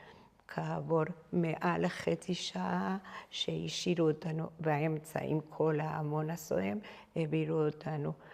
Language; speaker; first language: Hebrew; non-native, fluent; Spanish